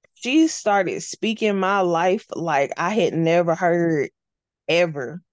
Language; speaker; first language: English; native; English